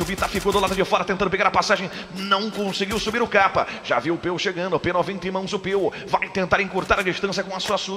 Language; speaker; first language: Portuguese; native; Portuguese